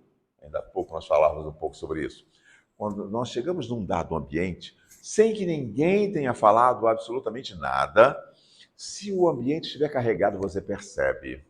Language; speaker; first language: Portuguese; native; Portuguese